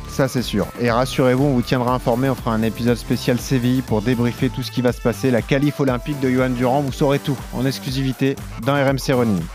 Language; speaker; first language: French; native; French